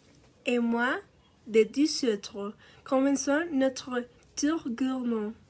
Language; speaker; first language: French; non-native, learner; Spanish